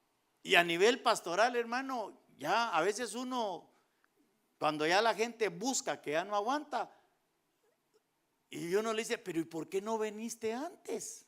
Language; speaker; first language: Spanish; native; Spanish